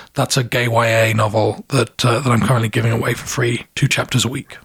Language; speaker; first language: English; native; English